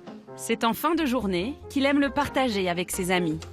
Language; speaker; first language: French; native; French